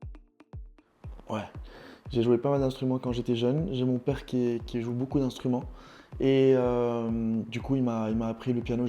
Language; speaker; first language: French; non-native, local second language; Arabic